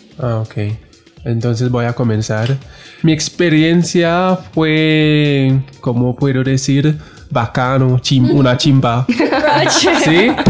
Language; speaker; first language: Spanish; non-native, fluent; English